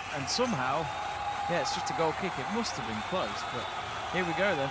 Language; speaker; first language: English; native; English